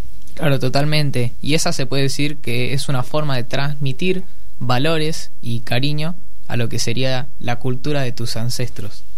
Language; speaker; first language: Spanish; native; Spanish